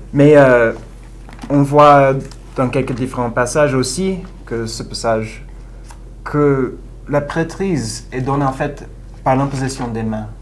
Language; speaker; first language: French; non-native, fluent; English